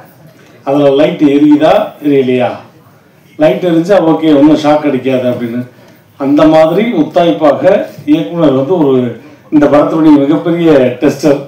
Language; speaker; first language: Tamil; native; Tamil